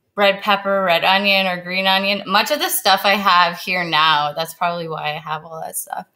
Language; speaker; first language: English; native; English